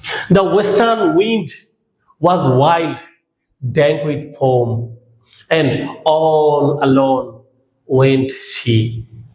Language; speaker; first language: English; non-native, local second language; Bangla